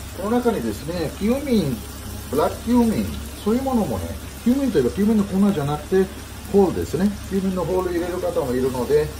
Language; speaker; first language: Japanese; non-native, fluent; Bangla